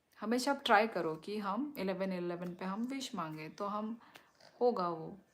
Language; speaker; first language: Hindi; non-native, local second language; Kok Borok